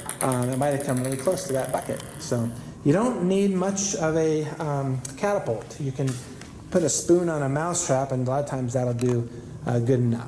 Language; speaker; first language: English; native; English